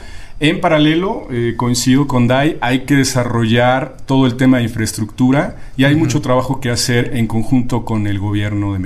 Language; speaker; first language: Spanish; native; Spanish